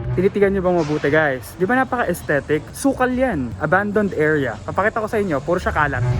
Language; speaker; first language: Filipino; native; Filipino